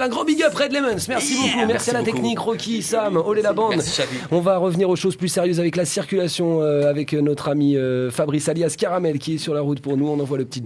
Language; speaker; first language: French; native; French